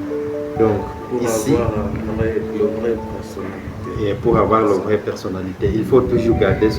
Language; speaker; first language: French; non-native, fluent; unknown